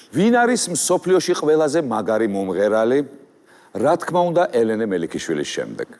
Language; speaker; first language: Georgian; native; Georgian